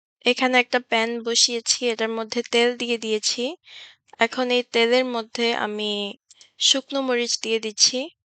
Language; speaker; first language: Bangla; early bilingual, heritage; Bangla